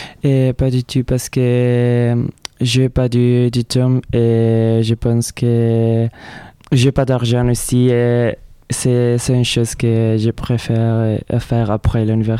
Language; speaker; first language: French; non-native, learner; Spanish